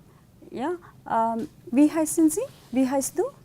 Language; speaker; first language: German; non-native, fluent; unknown